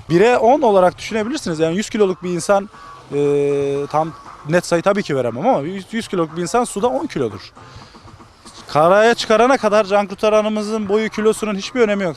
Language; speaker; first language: Turkish; native; Turkish